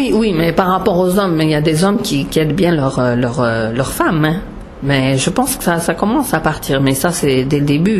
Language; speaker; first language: French; non-native, local second language; Arabic